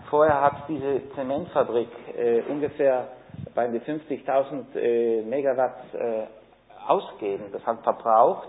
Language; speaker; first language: German; non-native, fluent; Spanish